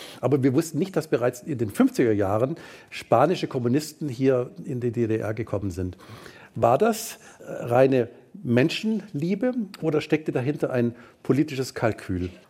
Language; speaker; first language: German; native; German